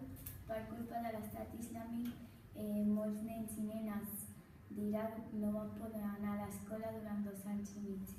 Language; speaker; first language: Catalan; non-native, learner; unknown